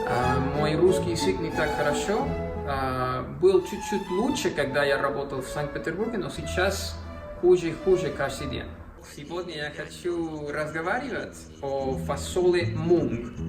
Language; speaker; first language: Russian; non-native, learner; Spanish